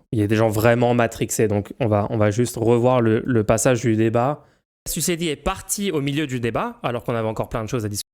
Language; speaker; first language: French; native; French